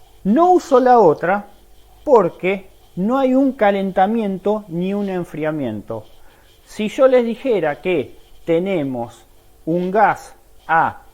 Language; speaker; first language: Spanish; native; Spanish